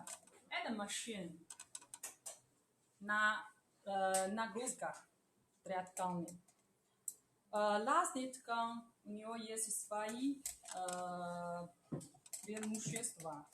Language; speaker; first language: Russian; non-native, learner; Chinese